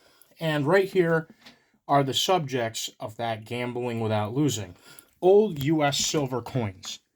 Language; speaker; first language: English; native; English